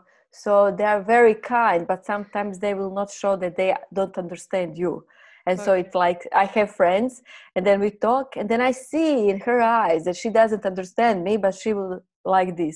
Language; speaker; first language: English; non-native, fluent; Croatian